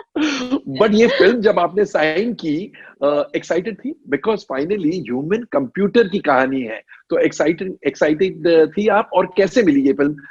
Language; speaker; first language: Hindi; native; Hindi